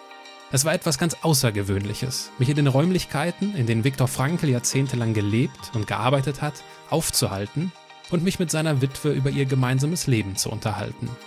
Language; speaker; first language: German; native; German